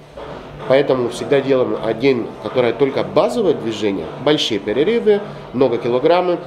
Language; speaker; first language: Russian; non-native, fluent; Greek